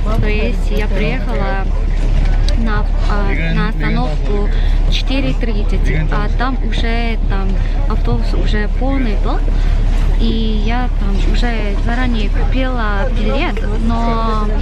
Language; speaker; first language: Russian; non-native, learner; Korean